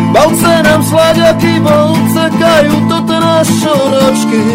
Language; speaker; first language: Slovak; native; Slovak